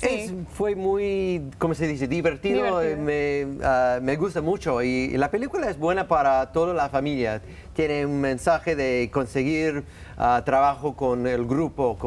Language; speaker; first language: Spanish; non-native, learner; English